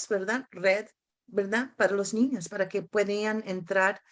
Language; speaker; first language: Spanish; early bilingual, heritage; Spanish